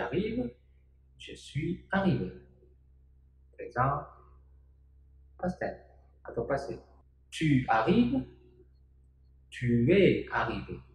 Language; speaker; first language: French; non-native, fluent; Indonesian